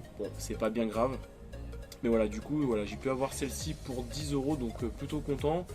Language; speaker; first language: French; native; French